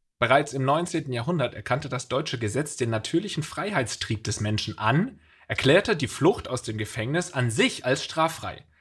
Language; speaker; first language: German; native; German